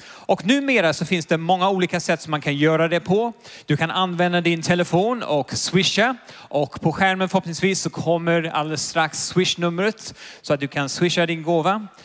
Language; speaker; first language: Swedish; native; Swedish